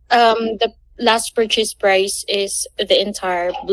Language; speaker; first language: English; non-native, fluent; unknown